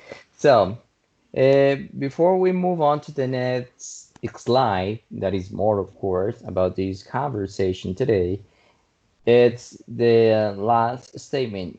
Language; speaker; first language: English; non-native, fluent; Spanish